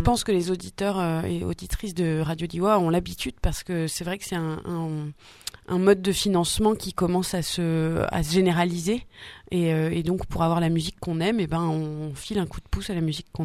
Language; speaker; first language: French; native; French